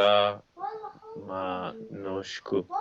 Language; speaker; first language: Czech; non-native, learner; English